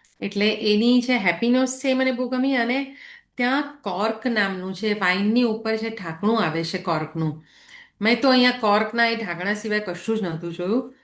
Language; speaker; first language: Gujarati; native; Gujarati